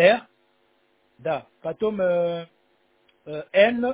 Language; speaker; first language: Russian; non-native, learner; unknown